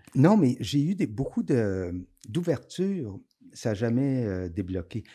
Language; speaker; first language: French; native; French